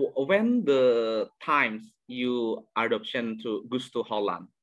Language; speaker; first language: English; non-native, learner; Indonesian